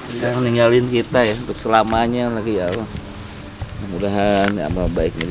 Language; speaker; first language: Indonesian; native; Indonesian